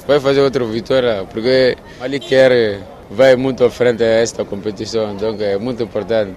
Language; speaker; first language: Portuguese; non-native, learner; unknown